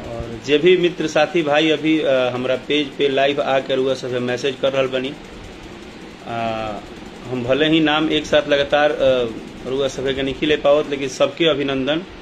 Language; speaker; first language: Hindi; non-native, local second language; Bhojpuri